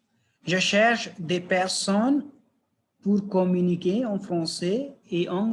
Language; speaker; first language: French; non-native, fluent; Hindi